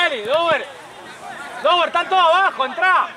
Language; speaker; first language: Spanish; native; Spanish